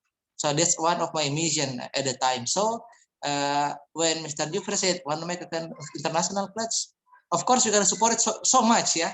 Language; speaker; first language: English; non-native, fluent; Indonesian